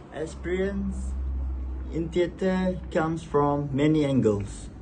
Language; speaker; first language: English; non-native, local second language; Malay